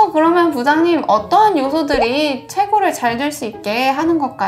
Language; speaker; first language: Korean; native; Korean